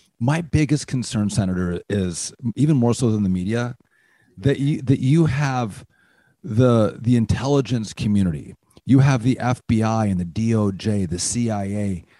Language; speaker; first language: English; native; English